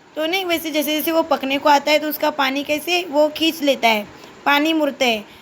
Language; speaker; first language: Hindi; non-native, local second language; Marathi